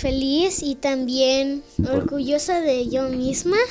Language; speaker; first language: Spanish; early bilingual, heritage; Spanish